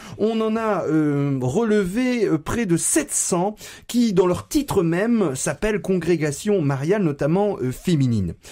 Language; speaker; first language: French; native; French